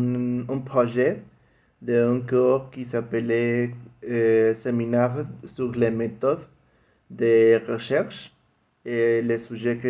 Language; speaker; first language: French; non-native, learner; Spanish